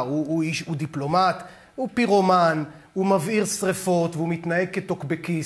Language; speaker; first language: Hebrew; native; Hebrew